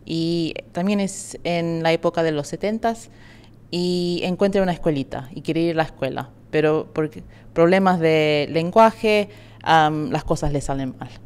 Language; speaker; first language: Spanish; early bilingual, heritage; Spanish